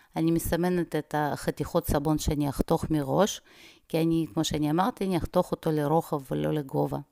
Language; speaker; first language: Hebrew; non-native, fluent; Russian